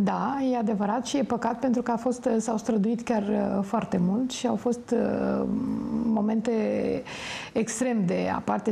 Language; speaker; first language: Romanian; native; Romanian